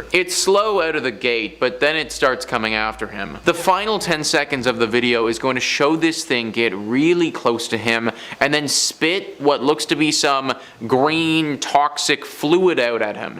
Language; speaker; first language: English; native; English